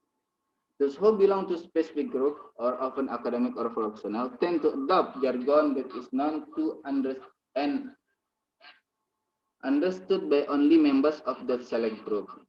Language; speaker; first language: English; non-native, learner; Indonesian